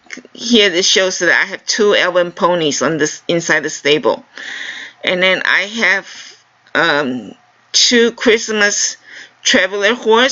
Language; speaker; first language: English; non-native, fluent; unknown